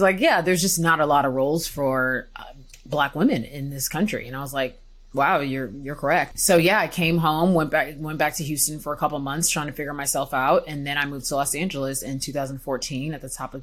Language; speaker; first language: English; native; English